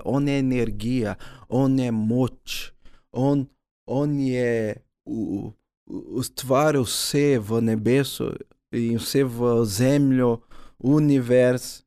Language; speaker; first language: Slovenian; early bilingual, other home language; Portuguese